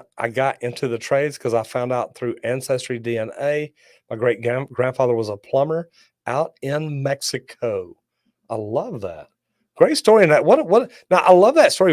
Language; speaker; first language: English; native; English